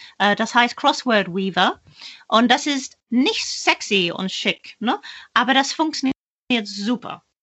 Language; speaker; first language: German; non-native, fluent; English